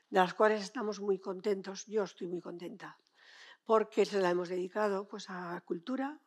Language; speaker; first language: Spanish; native; Spanish